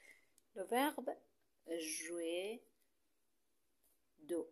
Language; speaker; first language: French; non-native, fluent; Persian